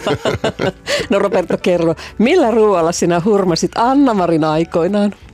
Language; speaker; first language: Finnish; native; Finnish